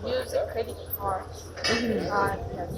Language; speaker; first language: English; non-native, learner; Turkish